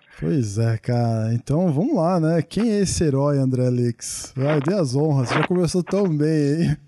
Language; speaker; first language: Portuguese; native; Portuguese